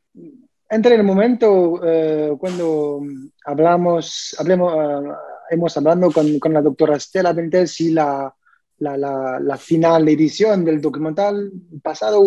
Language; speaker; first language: Spanish; non-native, learner; French